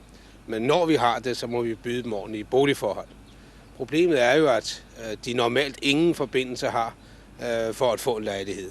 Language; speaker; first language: Danish; native; Danish